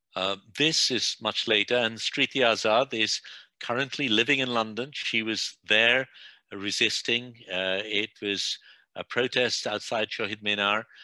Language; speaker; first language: English; non-native, local second language; Bangla